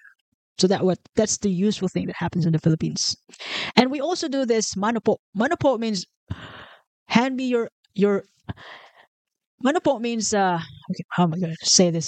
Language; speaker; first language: English; non-native, local second language; Filipino